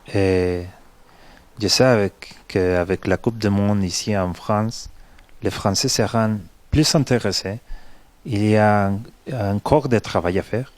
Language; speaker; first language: French; non-native, fluent; Spanish